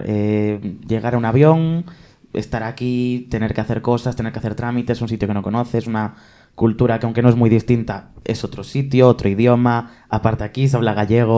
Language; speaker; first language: Spanish; native; Spanish